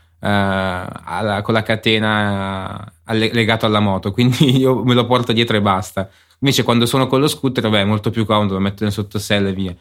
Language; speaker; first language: Italian; native; Italian